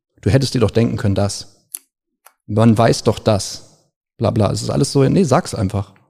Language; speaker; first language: German; native; German